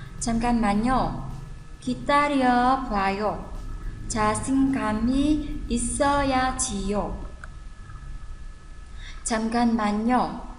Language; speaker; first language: Korean; non-native, fluent; Vietnamese